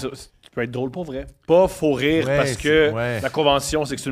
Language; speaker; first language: French; native; French